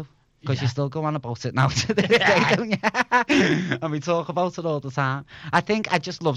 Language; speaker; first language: English; native; English